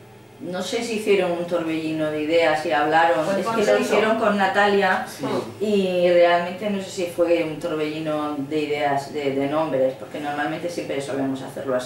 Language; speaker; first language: Spanish; native; Spanish